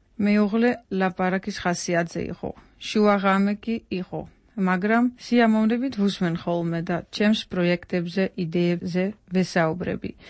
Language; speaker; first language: Georgian; non-native, fluent; Dutch